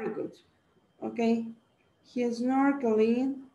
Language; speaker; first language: English; non-native, learner; Spanish